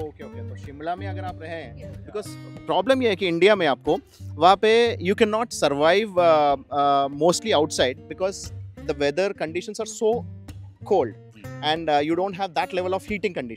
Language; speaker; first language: Hindi; non-native, local second language; Telugu